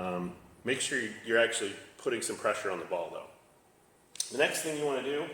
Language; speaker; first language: English; native; English